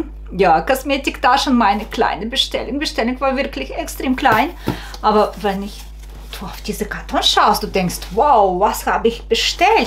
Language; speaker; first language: German; non-native, fluent; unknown